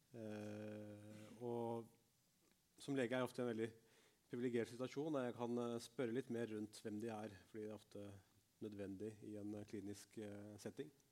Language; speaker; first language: Norwegian; early bilingual, other home language; Urdu